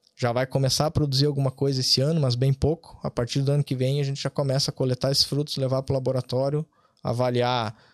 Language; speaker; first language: Portuguese; native; Portuguese